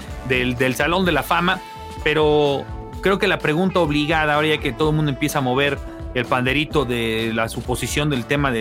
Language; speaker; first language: Spanish; native; Spanish